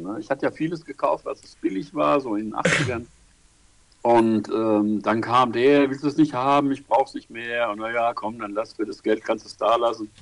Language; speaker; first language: German; native; German